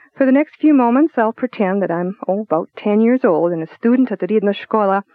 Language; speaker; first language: English; native; English